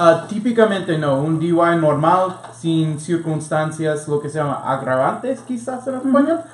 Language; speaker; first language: Spanish; non-native, fluent; English